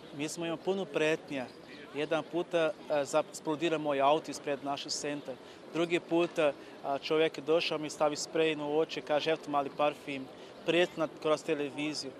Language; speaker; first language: Bosnian; non-native, learner; Portuguese